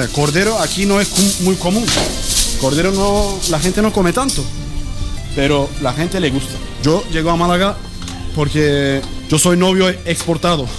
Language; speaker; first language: Spanish; non-native, learner; Turkish